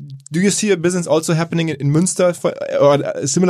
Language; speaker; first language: English; non-native, fluent; German